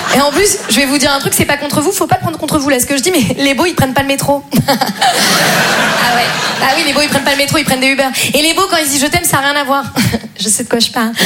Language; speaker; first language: French; native; French